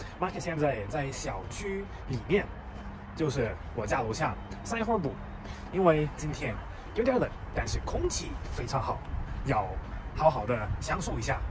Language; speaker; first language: Chinese; non-native, fluent; German